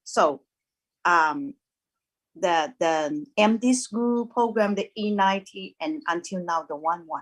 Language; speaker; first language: English; non-native, learner; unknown